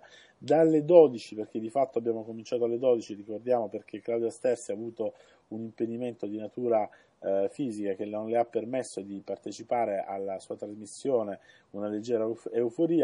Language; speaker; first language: Italian; native; Italian